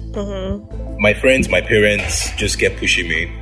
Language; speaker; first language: English; non-native, local second language; Yoruba